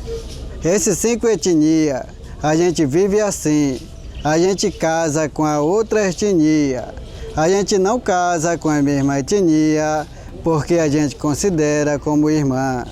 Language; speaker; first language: Portuguese; non-native, local second language; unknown